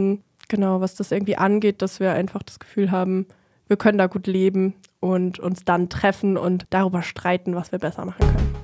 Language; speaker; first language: German; native; German